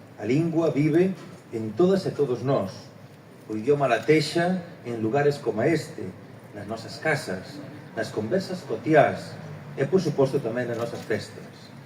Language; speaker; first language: Galician; native; Galician